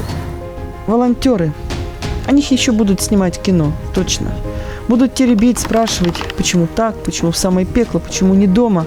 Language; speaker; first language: Russian; native; Russian